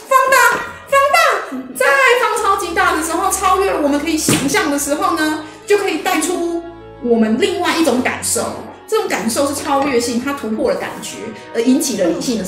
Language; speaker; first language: Chinese; native; Chinese